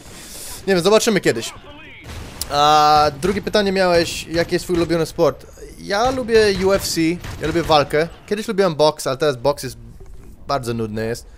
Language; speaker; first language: Polish; early bilingual, heritage; Polish